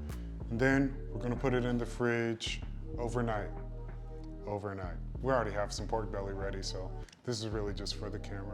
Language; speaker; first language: English; native; English